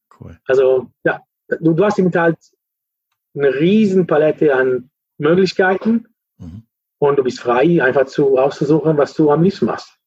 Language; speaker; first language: German; non-native, fluent; Italian